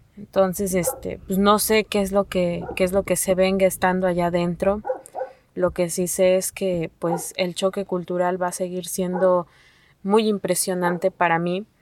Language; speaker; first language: Spanish; non-native, local second language; Nahuatl languages